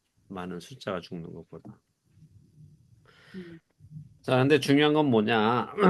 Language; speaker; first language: Korean; native; Korean